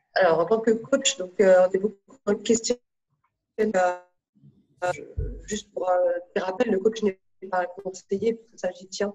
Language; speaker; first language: French; native; French